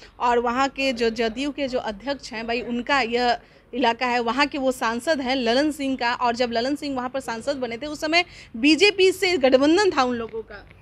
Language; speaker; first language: Hindi; native; Hindi